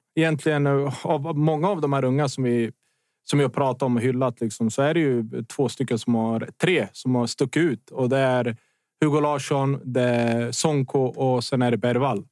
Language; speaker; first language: Swedish; early bilingual, other home language; Bosnian